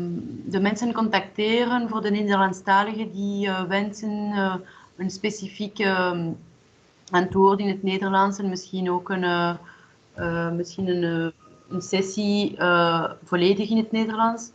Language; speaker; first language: Dutch; non-native, local second language; French